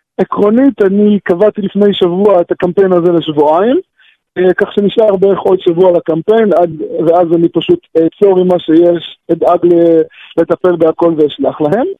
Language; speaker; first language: Hebrew; native; Hebrew